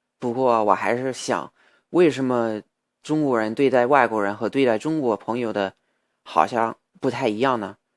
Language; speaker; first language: Chinese; non-native, fluent; English